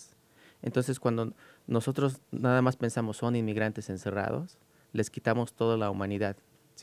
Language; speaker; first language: Spanish; native; Spanish